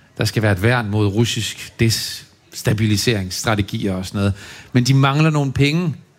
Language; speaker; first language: Danish; native; Danish